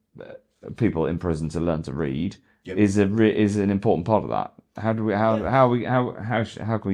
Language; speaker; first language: English; native; English